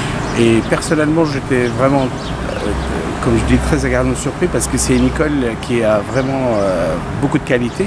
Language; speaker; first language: French; non-native, fluent; Kurdish